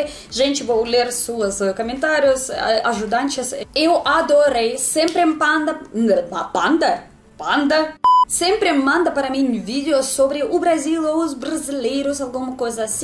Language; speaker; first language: Portuguese; non-native, learner; Russian